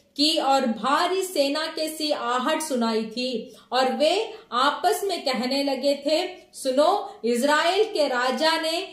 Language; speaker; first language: Hindi; non-native, local second language; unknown